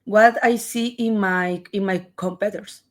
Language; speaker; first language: English; non-native, learner; Spanish